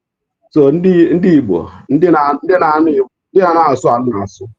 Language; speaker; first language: Igbo; native; Igbo